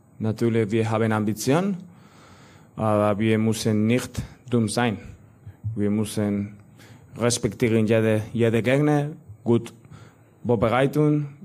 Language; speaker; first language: German; non-native, learner; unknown